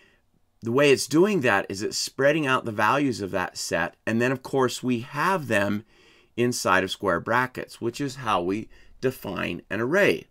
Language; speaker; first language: English; native; English